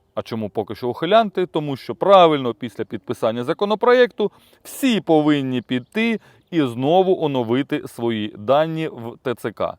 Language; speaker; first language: Ukrainian; non-native, local second language; Russian